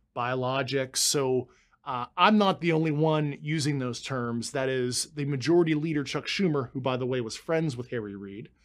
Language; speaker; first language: English; native; English